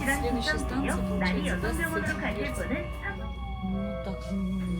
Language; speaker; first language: Russian; native; Russian